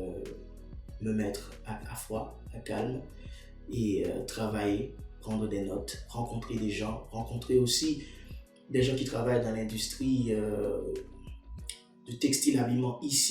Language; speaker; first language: French; non-native, local second language; Haitian Creole